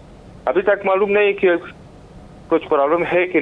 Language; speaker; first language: Hindi; non-native, learner; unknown